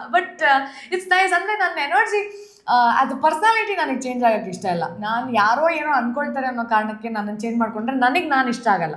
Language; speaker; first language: Kannada; native; Kannada